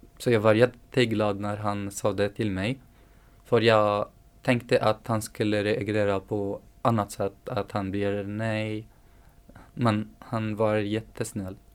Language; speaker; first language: Swedish; non-native, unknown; Arabic